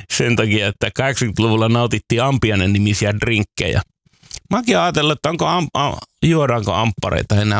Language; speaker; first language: Finnish; native; Finnish